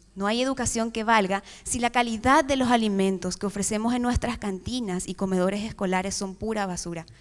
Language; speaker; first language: Spanish; native; Spanish